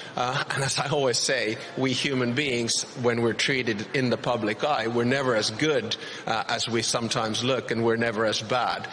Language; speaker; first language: English; non-native, fluent; Finnish